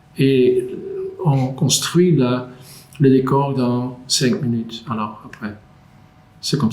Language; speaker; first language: French; non-native, local second language; Dutch